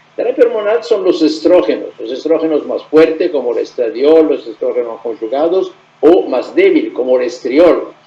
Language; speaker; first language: Spanish; non-native, fluent; Italian